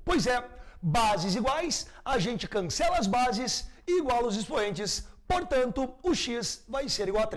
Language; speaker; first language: Portuguese; native; Portuguese